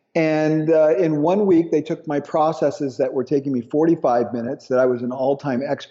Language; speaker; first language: English; native; English